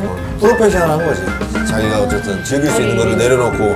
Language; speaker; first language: Korean; native; Korean